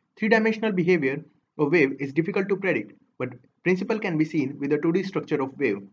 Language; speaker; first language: English; non-native, local second language; Hindi